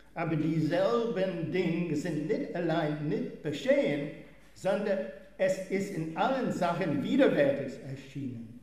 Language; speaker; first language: German; non-native, fluent; English